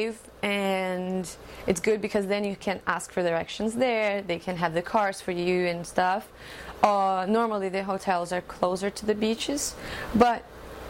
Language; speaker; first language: English; non-native, fluent; Portuguese